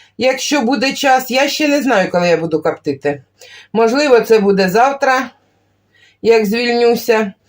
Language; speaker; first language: Ukrainian; non-native, local second language; Russian